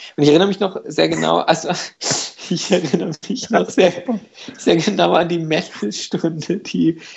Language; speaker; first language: German; non-native, fluent; Hungarian